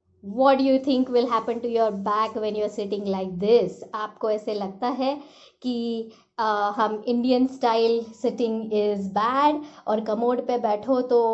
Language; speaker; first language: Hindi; non-native, local second language; Marathi